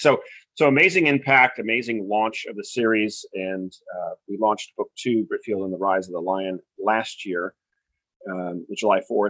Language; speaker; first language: English; native; English